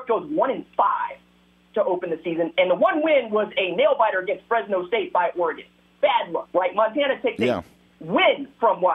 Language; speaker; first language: English; native; English